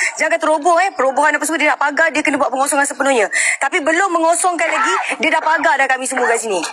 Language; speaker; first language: Malay; native; Malay